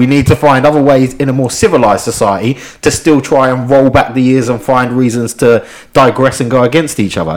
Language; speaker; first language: English; native; English